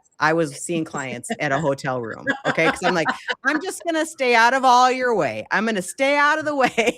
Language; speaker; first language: English; native; English